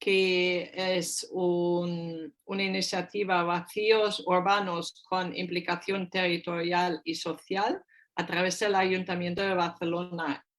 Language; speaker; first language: Spanish; non-native, fluent; German